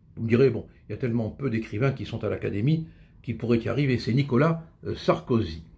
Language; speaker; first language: French; native; French